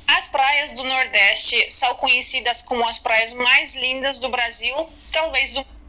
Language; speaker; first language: Portuguese; non-native, fluent; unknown